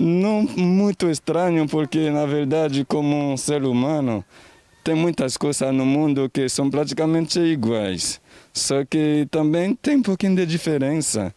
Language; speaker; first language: Portuguese; non-native, fluent; Haitian Creole